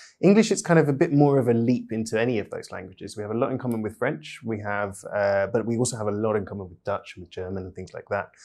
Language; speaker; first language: English; native; English